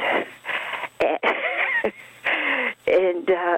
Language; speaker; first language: English; early bilingual, other home language; Swedish